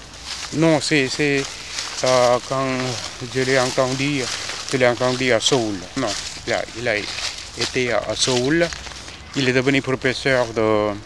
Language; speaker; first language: French; non-native, fluent; Korean